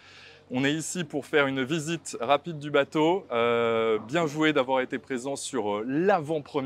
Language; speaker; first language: French; native; French